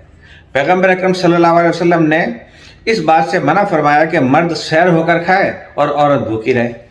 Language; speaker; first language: Urdu; native; Urdu